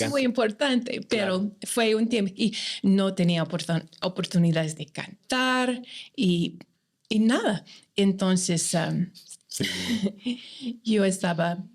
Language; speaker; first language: Spanish; non-native, fluent; English